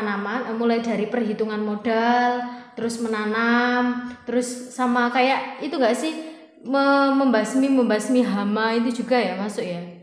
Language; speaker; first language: Indonesian; non-native, local second language; Javanese